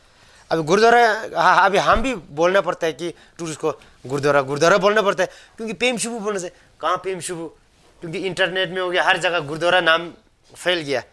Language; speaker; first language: Hindi; non-native, local second language; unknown